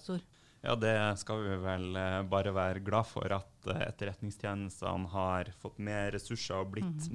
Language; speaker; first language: Norwegian; native; Norwegian